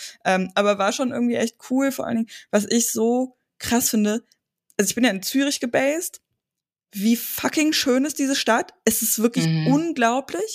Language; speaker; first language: German; native; German